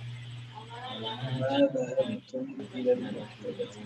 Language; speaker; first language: Arabic; non-native, learner; English